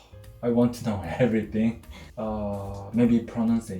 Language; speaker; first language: English; non-native, fluent; Korean